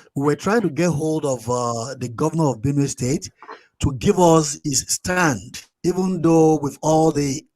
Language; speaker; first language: English; non-native, local second language; Yoruba